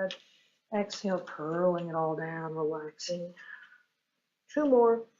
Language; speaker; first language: English; native; English